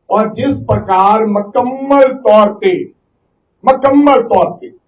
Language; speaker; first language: Hindi; non-native, local second language; Punjabi